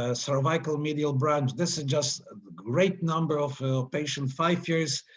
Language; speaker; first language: English; non-native, fluent; Polish